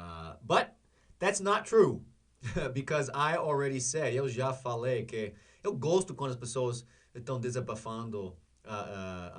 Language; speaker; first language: Portuguese; non-native, learner; English